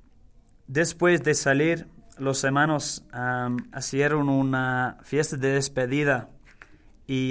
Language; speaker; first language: Spanish; non-native, learner; English